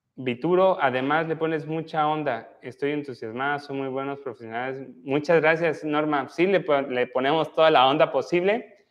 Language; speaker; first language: Spanish; native; Spanish